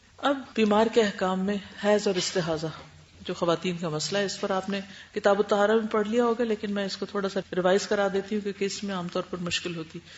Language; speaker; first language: Urdu; native; Urdu